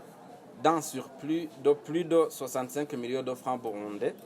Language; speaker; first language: French; non-native, local second language; Rundi